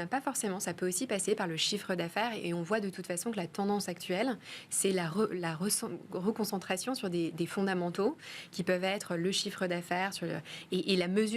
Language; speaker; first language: French; native; French